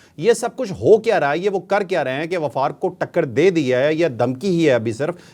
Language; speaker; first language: Urdu; native; Urdu